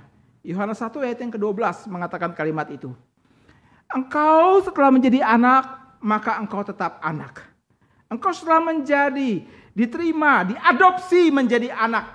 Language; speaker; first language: Indonesian; native; Indonesian